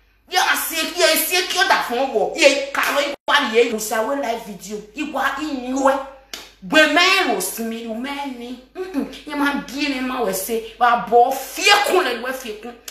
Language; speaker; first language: English; non-native, local second language; Bini